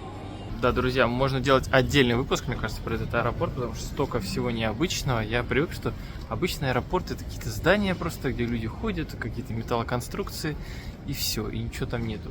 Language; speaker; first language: Russian; native; Russian